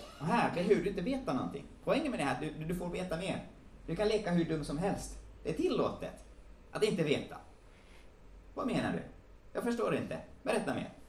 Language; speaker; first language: Swedish; native; Swedish